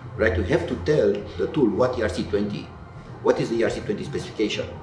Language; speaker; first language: English; non-native, fluent; Romanian